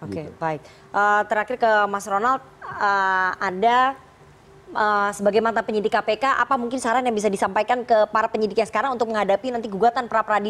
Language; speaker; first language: Indonesian; native; Indonesian